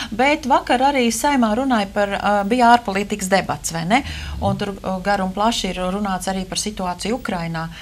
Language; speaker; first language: Latvian; native; Latvian